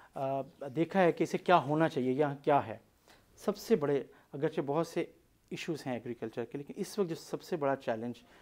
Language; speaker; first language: Urdu; non-native, local second language; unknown